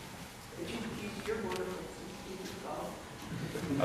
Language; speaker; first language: English; native; English